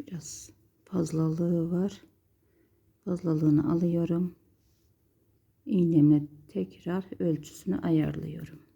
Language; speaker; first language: Turkish; native; Turkish